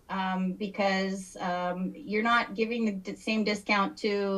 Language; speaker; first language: English; native; English